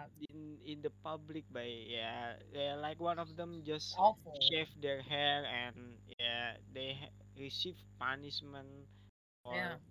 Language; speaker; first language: English; non-native, learner; Indonesian